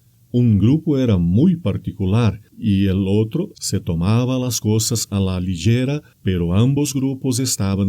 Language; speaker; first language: Spanish; non-native, fluent; Portuguese